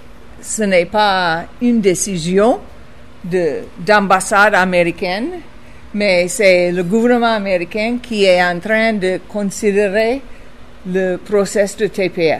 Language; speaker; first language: French; non-native, fluent; English